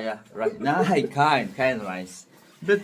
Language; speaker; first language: German; non-native, learner; Filipino